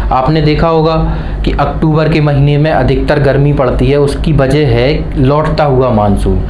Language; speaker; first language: Hindi; native; Hindi